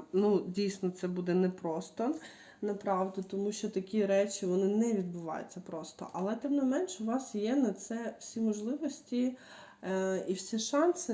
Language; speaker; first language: Ukrainian; non-native, local second language; Russian